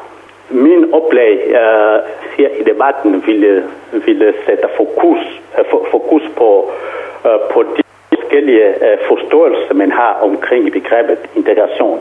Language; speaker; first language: Danish; non-native, fluent; Kongo